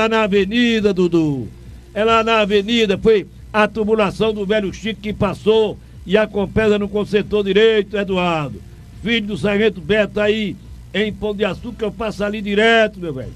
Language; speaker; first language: Portuguese; native; Portuguese